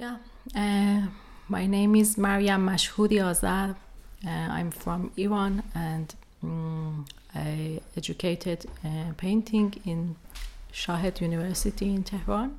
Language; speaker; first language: English; non-native, learner; Persian